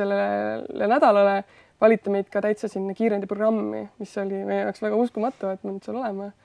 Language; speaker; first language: Estonian; native; Estonian